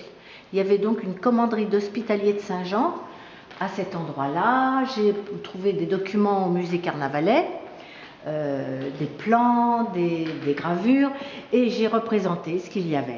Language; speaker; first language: French; native; French